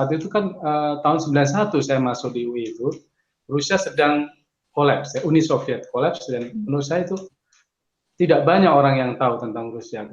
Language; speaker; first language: Indonesian; native; Indonesian